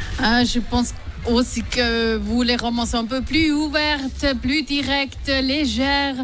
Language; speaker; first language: French; non-native, local second language; Swiss German